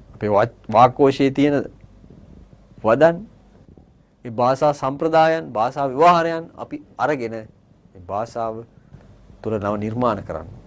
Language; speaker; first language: Sinhala; native; Sinhala